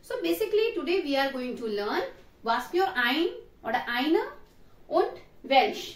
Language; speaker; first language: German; non-native, learner; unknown